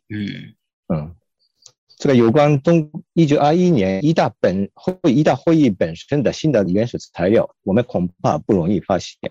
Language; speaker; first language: Chinese; non-native, fluent; Japanese